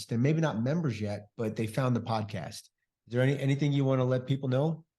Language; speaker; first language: English; native; English